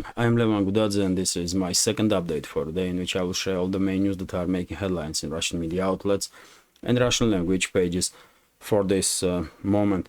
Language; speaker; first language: English; non-native, fluent; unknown